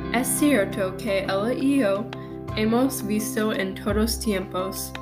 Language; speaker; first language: Spanish; non-native, learner; English